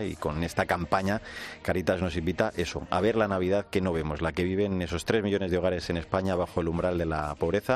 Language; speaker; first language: Spanish; native; Spanish